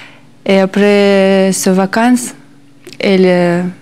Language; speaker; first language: French; non-native, learner; Russian